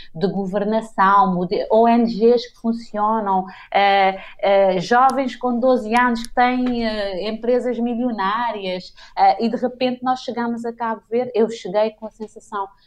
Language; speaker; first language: Portuguese; non-native, local second language; Kabuverdianu